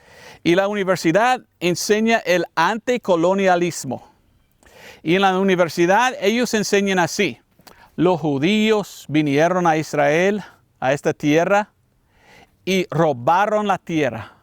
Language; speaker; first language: Spanish; non-native, learner; English